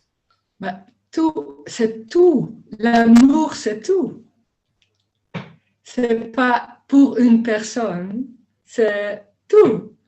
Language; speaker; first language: French; non-native, learner; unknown